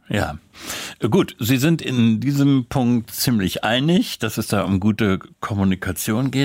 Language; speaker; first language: German; native; German